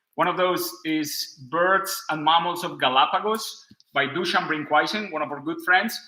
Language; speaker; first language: English; non-native, fluent; Spanish